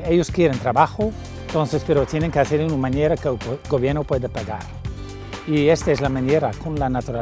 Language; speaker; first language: Spanish; non-native, fluent; Dutch